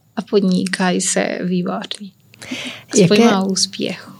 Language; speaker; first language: Czech; non-native, fluent; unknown